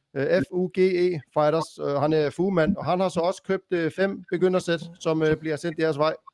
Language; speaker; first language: Danish; native; Danish